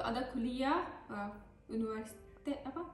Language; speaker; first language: Indonesian; non-native, learner; Turkish